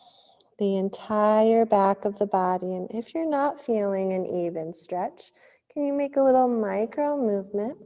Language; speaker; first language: English; native; English